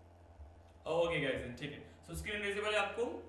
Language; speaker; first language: Hindi; native; Hindi